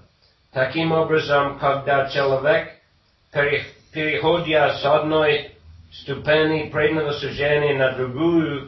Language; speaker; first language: Russian; non-native, fluent; English